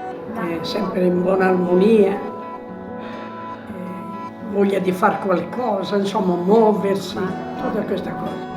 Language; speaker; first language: Italian; non-native, local second language; Sardinian